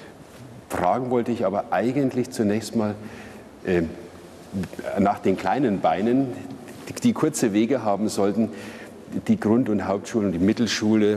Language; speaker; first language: German; native; German